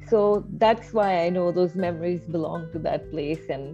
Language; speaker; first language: English; non-native, local second language; Hindi